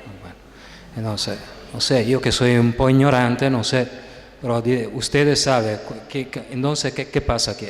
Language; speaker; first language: Spanish; non-native, fluent; Italian